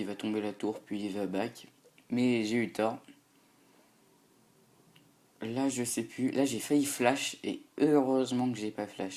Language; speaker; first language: French; native; French